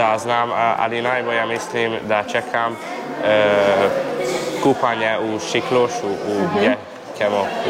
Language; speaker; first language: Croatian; non-native, local second language; Hungarian